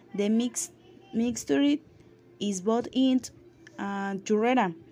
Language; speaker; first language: English; non-native, learner; Spanish